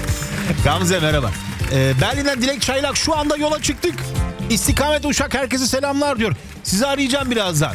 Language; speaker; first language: Turkish; early bilingual, other home language; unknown